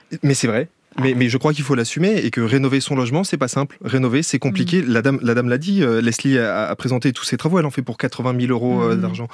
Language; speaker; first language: French; native; French